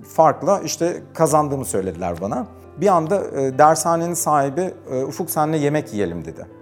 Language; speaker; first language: Turkish; native; Turkish